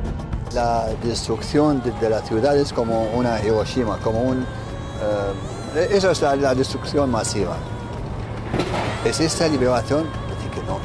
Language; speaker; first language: Spanish; non-native, fluent; Arabic